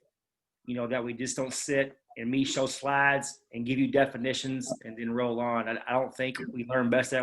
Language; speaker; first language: English; native; English